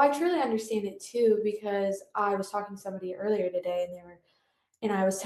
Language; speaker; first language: English; native; English